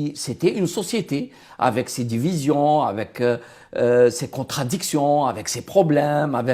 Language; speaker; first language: French; non-native, local second language; Arabic